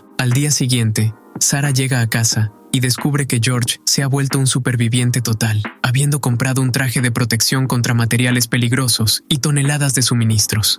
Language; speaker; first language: Spanish; native; Spanish